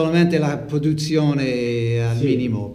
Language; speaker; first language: Italian; non-native, learner; English